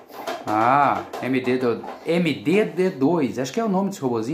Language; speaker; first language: Portuguese; native; Portuguese